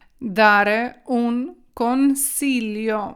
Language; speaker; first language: Italian; non-native, fluent; Ukrainian